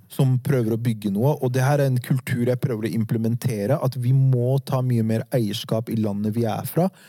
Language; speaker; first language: Norwegian; early bilingual, other home language; Arabic